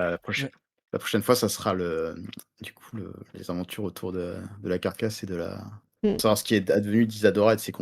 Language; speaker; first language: French; native; French